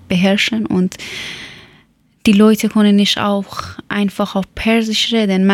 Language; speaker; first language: German; non-native, learner; Persian